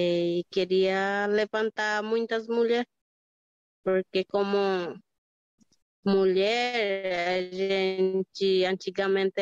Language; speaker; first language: Portuguese; non-native, local second language; Guarani